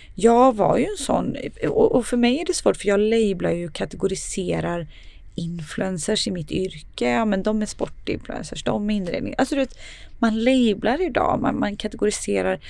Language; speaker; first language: Swedish; early bilingual, other home language; Serbian